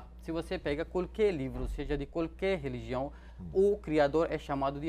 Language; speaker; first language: Portuguese; non-native, fluent; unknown